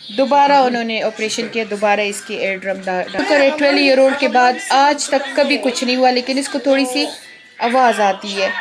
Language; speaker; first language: Urdu; non-native, local second language; Pashto